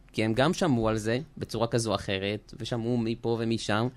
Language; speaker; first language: Hebrew; early bilingual, other home language; French